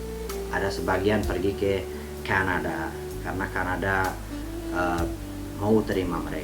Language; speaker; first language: Indonesian; non-native, fluent; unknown